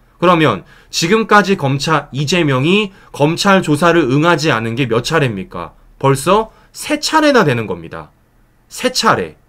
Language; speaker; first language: Korean; native; Korean